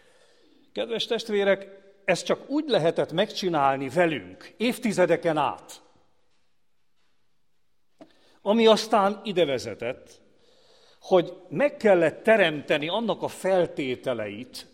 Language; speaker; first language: Hungarian; native; Hungarian